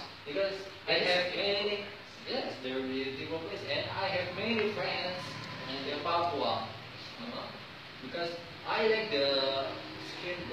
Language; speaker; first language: English; non-native, learner; Indonesian